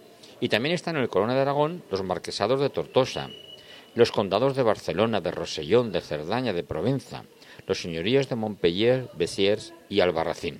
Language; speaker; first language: Spanish; native; Spanish